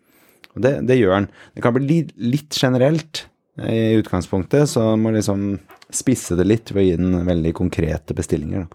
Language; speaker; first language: Norwegian; native; Norwegian